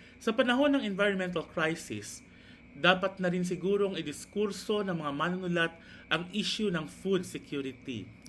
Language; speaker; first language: Filipino; non-native, local second language; Hiligaynon